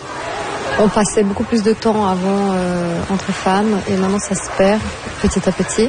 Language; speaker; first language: French; non-native, fluent; Portuguese